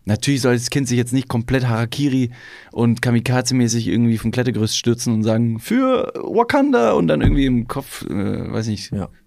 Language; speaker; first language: German; native; German